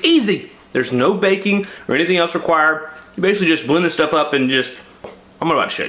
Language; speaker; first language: English; native; English